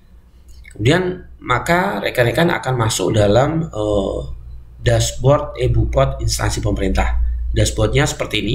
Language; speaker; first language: Indonesian; native; Indonesian